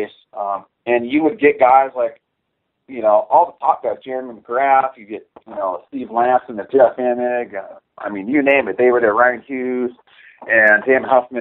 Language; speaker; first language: English; native; English